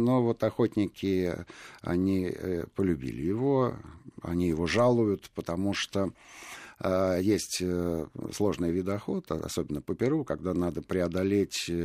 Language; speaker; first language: Russian; native; Russian